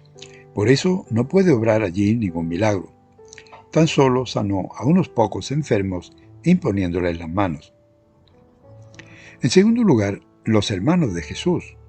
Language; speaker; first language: Spanish; native; Spanish